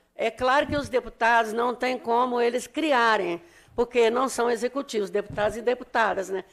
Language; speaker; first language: Portuguese; native; Portuguese